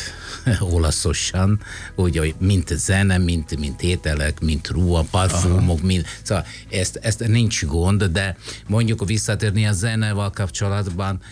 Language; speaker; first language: Hungarian; non-native, fluent; Italian